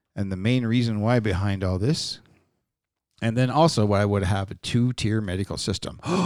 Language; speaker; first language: English; native; English